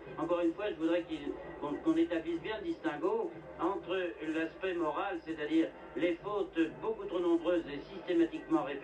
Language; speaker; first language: French; native; French